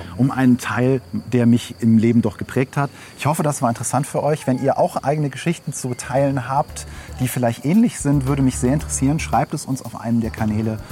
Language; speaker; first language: German; early bilingual, other home language; Slovenian